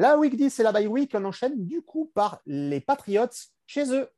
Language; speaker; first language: French; native; French